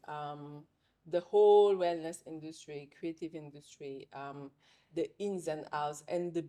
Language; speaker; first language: English; non-native, fluent; French